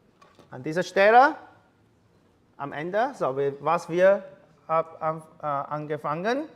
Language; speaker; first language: German; non-native, learner; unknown